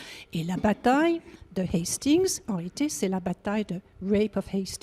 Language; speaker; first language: French; native; French